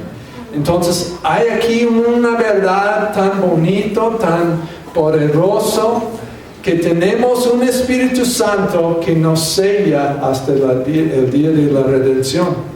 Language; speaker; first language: Spanish; non-native, fluent; English